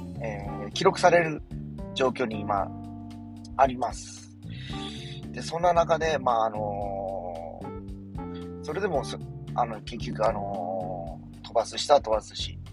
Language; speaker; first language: Japanese; native; Japanese